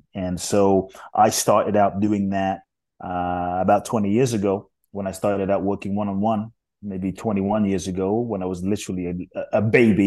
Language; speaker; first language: English; native; English